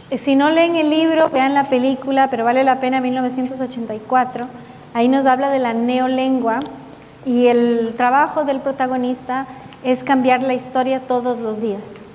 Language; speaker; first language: Spanish; early bilingual, heritage; Spanish